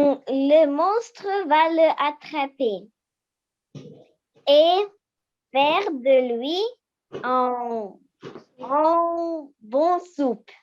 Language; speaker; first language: French; non-native, learner; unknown